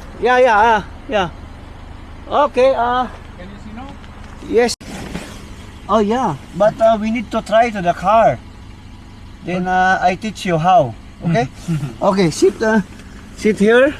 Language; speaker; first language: English; non-native, learner; Filipino